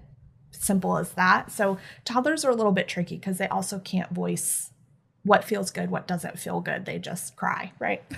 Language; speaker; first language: English; native; English